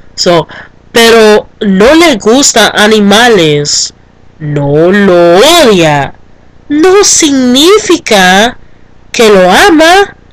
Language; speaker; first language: Spanish; non-native, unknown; English